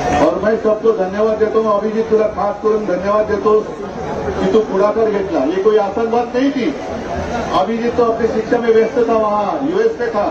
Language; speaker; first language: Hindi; non-native, local second language; Marathi